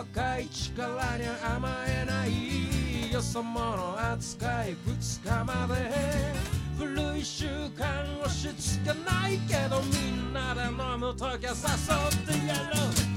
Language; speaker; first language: Japanese; native; Japanese